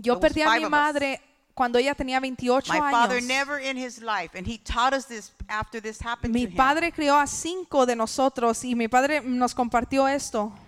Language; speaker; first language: Spanish; early bilingual, heritage; English